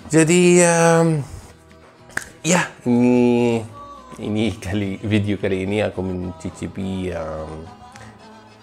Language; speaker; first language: Indonesian; non-native, learner; Arabic